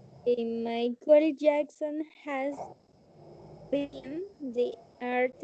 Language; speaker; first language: English; non-native, learner; Spanish